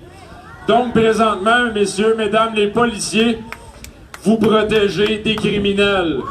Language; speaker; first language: French; native; French